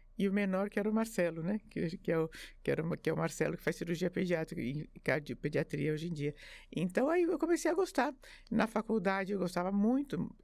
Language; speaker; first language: Portuguese; early bilingual, other home language; French